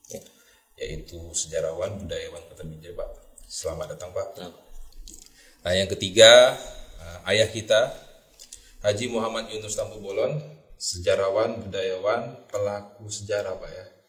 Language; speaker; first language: Indonesian; native; Indonesian